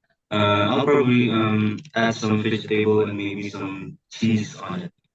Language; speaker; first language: English; non-native, fluent; Indonesian